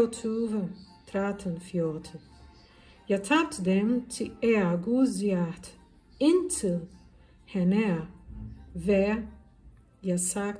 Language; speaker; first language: Danish; non-native, learner; Portuguese